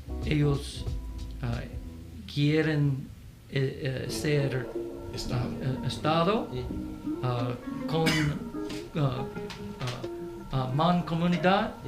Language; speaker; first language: Spanish; non-native, learner; English